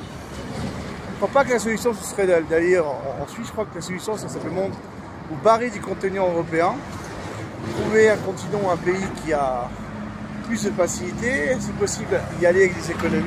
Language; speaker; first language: French; native; French